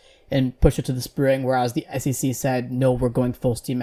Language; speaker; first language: English; native; English